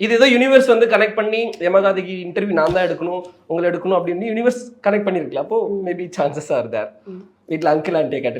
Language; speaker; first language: Tamil; native; Tamil